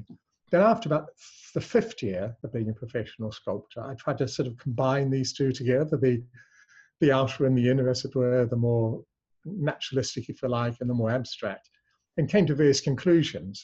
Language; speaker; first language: English; native; English